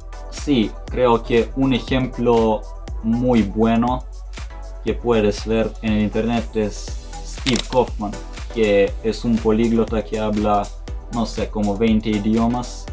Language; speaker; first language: Spanish; non-native, fluent; Serbian